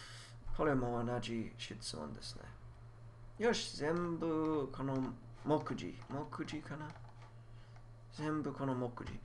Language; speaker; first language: Japanese; non-native, learner; English